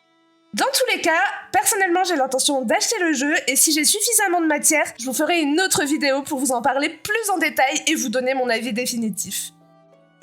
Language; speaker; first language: French; native; French